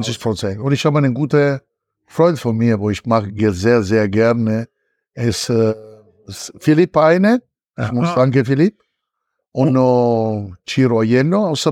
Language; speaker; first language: German; non-native, learner; Italian